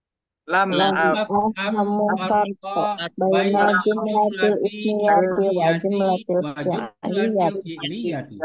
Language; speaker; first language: Arabic; non-native, learner; Indonesian